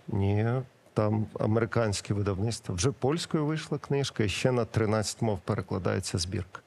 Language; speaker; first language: Ukrainian; non-native, local second language; Russian